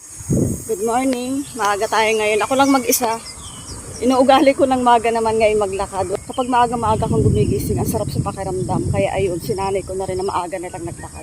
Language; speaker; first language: Filipino; native; Filipino